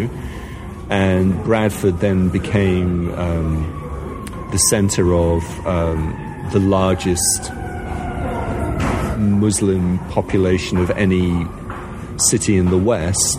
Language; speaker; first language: English; native; English